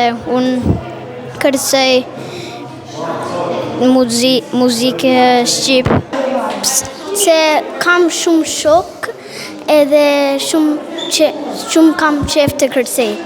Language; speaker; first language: Albanian; early bilingual, heritage; Albanian